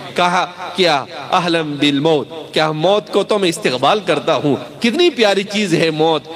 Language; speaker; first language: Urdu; non-native, local second language; Gujarati